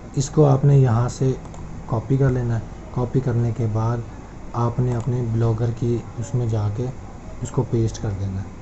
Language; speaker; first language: Urdu; native; Urdu